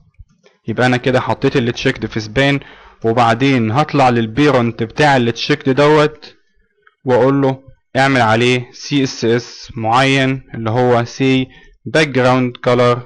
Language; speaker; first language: Arabic; native; Arabic